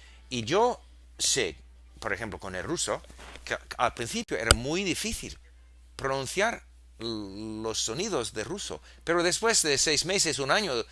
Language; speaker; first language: Spanish; non-native, fluent; English